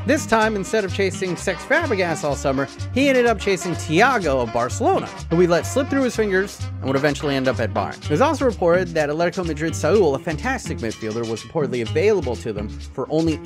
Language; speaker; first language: English; native; English